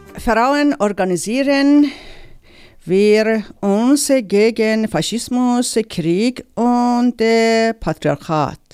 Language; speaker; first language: German; non-native, fluent; Persian